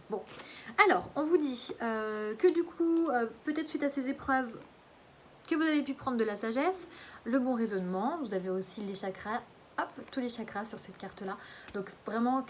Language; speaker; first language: French; native; French